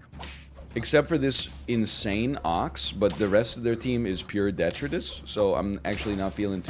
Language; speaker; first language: English; native; English